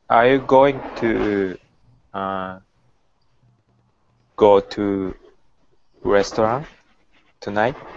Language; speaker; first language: English; non-native, learner; Japanese